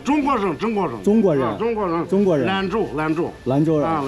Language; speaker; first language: Chinese; early bilingual, heritage; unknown